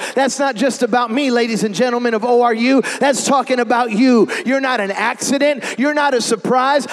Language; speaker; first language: English; native; English